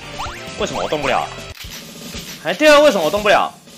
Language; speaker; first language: Chinese; native; Chinese